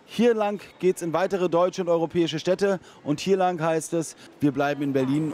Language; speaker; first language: German; native; German